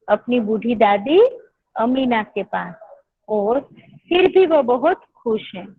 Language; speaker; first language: Hindi; non-native, local second language; Gujarati